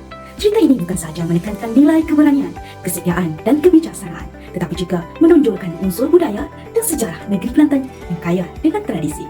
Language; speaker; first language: Malay; native; Malay